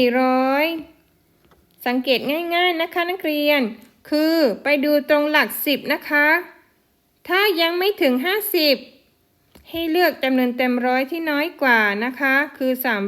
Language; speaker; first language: Thai; non-native, local second language; Malay